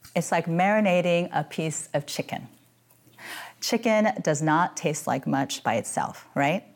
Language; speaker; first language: English; native; English